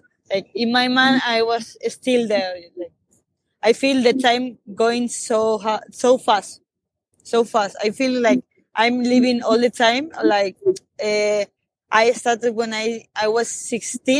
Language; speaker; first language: English; non-native, fluent; Spanish